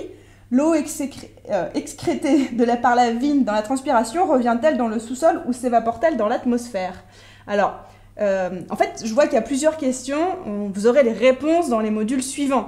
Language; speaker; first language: French; native; French